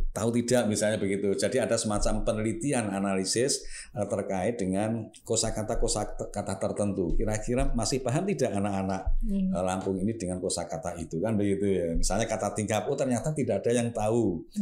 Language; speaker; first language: Indonesian; non-native, local second language; Javanese